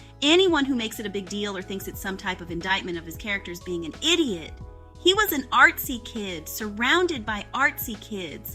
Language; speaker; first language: English; native; English